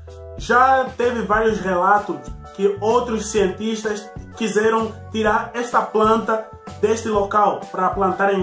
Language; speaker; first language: Portuguese; native; Portuguese